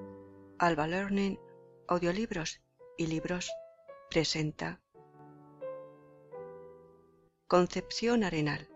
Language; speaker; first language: Spanish; native; Spanish